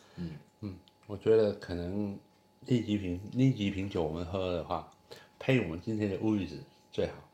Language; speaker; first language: Chinese; non-native, local second language; Cantonese